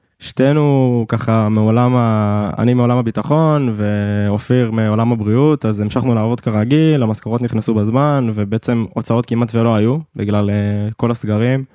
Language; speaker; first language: Hebrew; native; Hebrew